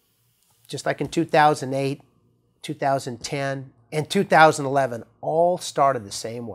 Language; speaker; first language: English; native; English